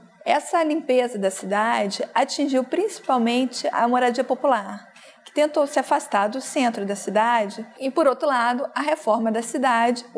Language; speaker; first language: Portuguese; native; Portuguese